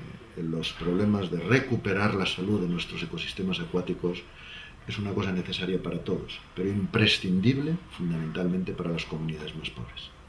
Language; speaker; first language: Spanish; native; Spanish